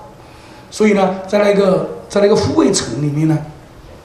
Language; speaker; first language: Chinese; native; Chinese